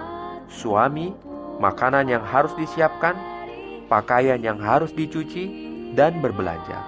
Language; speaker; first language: Indonesian; native; Indonesian